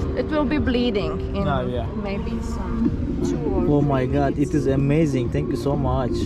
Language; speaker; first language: English; non-native, fluent; Slovak